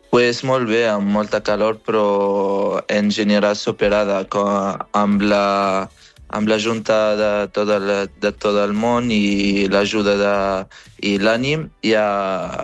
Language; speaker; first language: Catalan; non-native, fluent; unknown